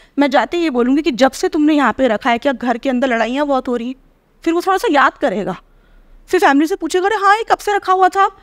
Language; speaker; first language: Hindi; native; Hindi